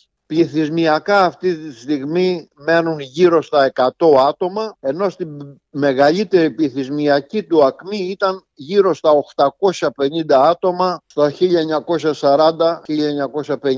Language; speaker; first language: Greek; native; Greek